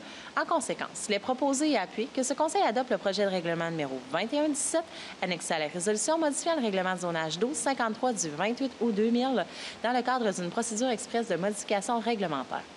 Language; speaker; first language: French; native; French